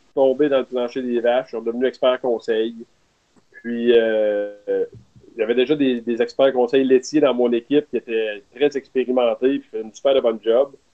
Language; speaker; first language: French; native; French